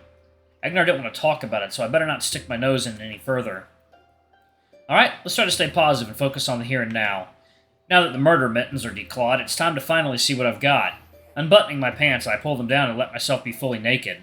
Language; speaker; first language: English; native; English